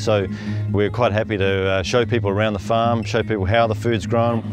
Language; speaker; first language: English; native; English